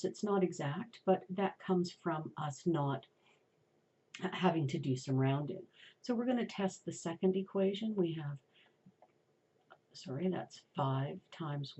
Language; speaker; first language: English; native; English